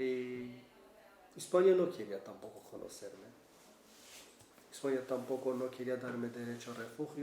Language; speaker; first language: Spanish; non-native, learner; Kurdish